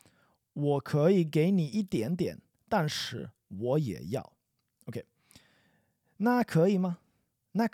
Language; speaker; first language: Chinese; non-native, fluent; English